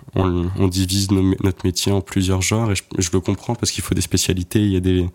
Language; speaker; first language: French; native; French